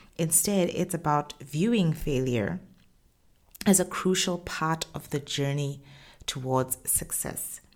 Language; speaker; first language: English; non-native, local second language; Tswana